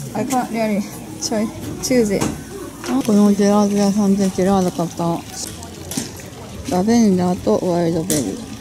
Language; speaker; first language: Japanese; native; Japanese